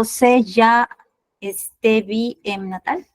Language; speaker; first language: Portuguese; non-native, learner; Spanish